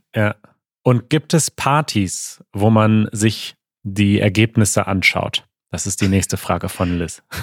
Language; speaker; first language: German; native; German